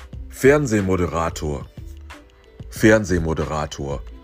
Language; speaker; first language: German; non-native, fluent; English